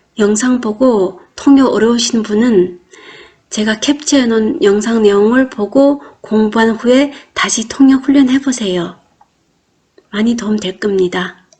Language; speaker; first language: Korean; non-native, fluent; Chinese